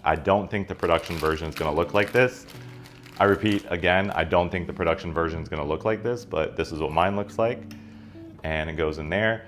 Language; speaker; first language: English; native; English